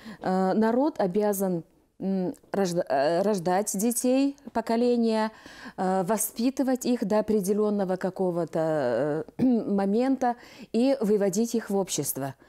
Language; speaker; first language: Russian; non-native, local second language; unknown